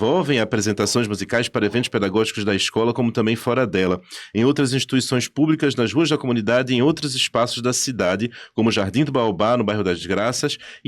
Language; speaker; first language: Portuguese; native; Portuguese